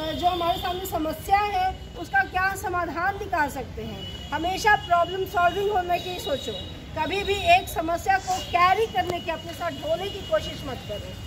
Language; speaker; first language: Hindi; native; Hindi